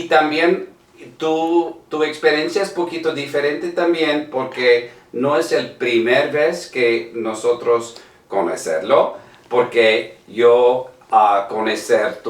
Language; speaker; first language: Spanish; non-native, learner; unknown